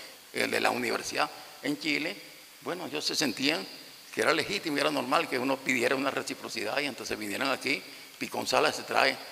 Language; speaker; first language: Spanish; native; Spanish